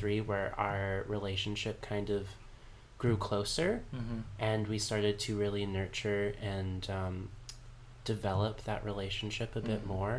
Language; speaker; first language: English; native; English